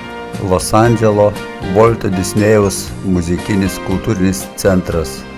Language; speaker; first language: Lithuanian; native; Lithuanian